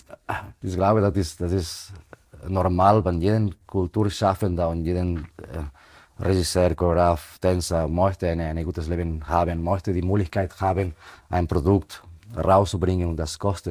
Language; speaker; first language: German; non-native, fluent; Spanish